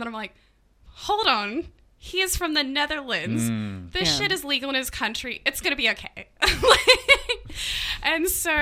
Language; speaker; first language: English; native; English